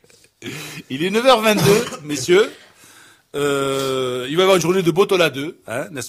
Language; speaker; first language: French; non-native, local second language; Arabic